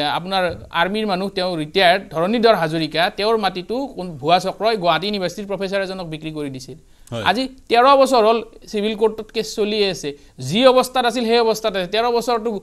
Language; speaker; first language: Assamese; native; Assamese